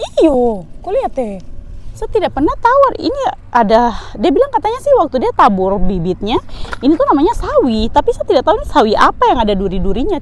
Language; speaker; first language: Indonesian; native; Indonesian